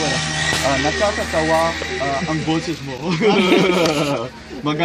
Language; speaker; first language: Filipino; non-native, learner; Dutch